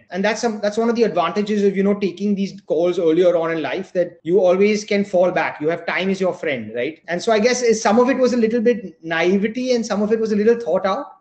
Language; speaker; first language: English; non-native, local second language; Gujarati